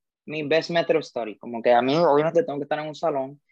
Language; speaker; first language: Spanish; native; Spanish